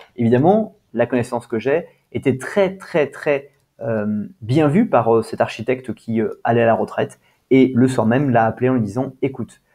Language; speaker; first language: French; native; French